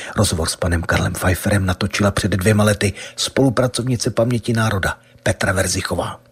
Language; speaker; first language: Czech; native; Czech